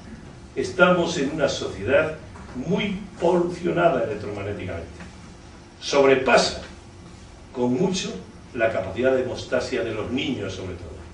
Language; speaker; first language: Spanish; native; Spanish